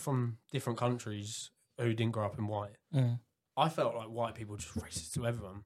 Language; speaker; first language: English; native; English